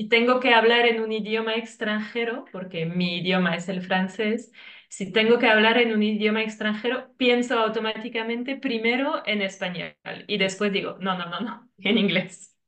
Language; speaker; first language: Spanish; non-native, fluent; French